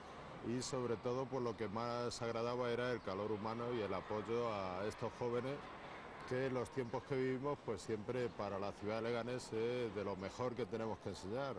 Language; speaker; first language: Spanish; native; Spanish